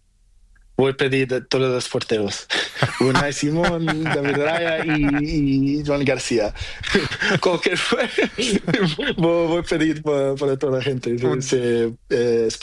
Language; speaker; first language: Spanish; non-native, learner; Portuguese